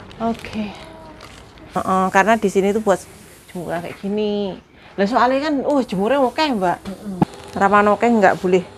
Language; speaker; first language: Indonesian; non-native, local second language; Javanese